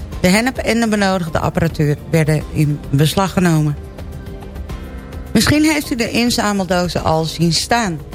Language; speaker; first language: Dutch; native; Dutch